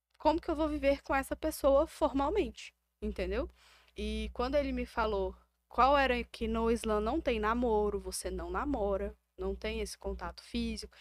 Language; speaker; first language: Portuguese; native; Portuguese